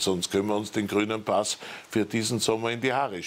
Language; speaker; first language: German; native; German